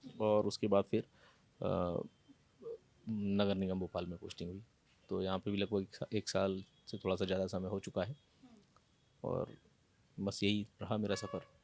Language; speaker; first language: Hindi; native; Hindi